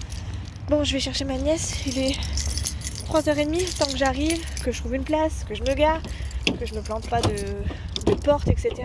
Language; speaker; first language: French; native; French